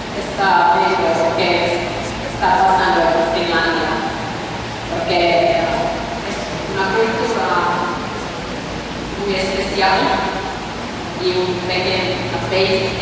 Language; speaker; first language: Spanish; non-native, learner; Finnish